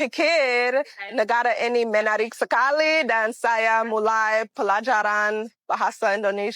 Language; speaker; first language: Indonesian; non-native, learner; English